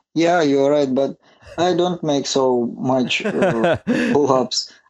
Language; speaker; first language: English; non-native, learner; Russian